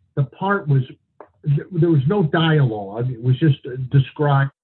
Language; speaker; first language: English; native; English